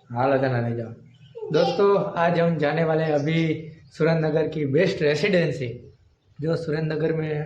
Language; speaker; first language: Hindi; non-native, local second language; Gujarati